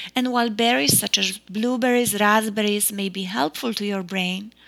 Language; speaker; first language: English; non-native, fluent; Polish